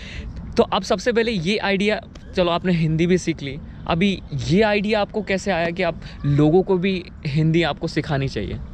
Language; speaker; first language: Hindi; native; Hindi